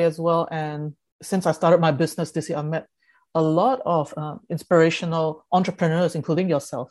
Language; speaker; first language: English; early bilingual, other home language; Indonesian